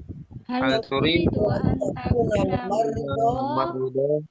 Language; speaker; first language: Arabic; non-native, learner; Indonesian